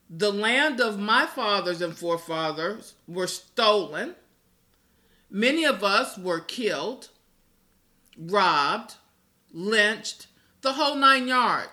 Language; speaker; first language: English; native; English